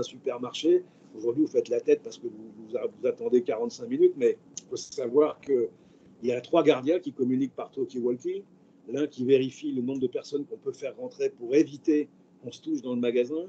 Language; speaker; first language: French; native; French